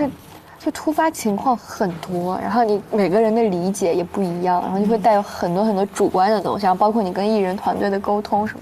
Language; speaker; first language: Chinese; native; Chinese